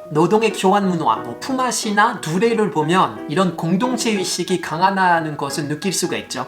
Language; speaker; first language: Korean; non-native, fluent; French